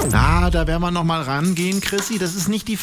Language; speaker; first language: German; native; German